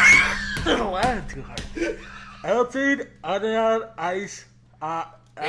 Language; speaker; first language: English; native; English